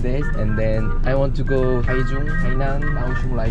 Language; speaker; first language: English; non-native, learner; Korean